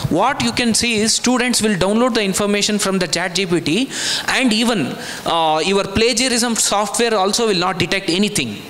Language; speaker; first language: English; non-native, local second language; Kannada